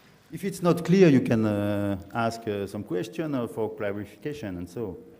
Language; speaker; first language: English; non-native, learner; French